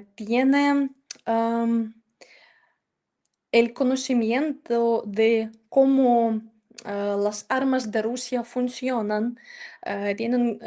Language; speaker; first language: Spanish; non-native, fluent; Ukrainian